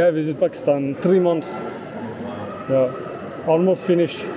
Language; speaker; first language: English; non-native, learner; French